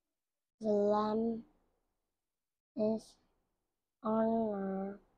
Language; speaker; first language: English; non-native, learner; Vietnamese